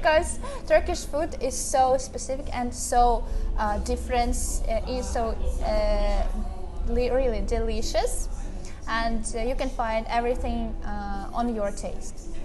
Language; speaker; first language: English; non-native, learner; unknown